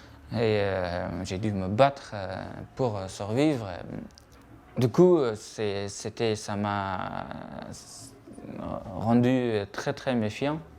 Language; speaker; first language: French; non-native, fluent; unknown